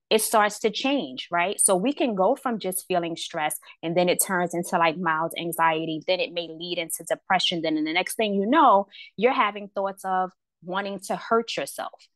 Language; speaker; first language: English; native; English